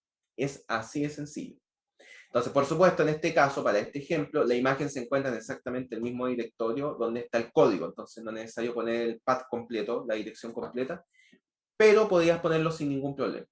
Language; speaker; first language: Spanish; native; Spanish